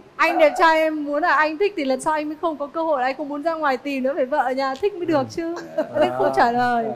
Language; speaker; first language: Vietnamese; native; Vietnamese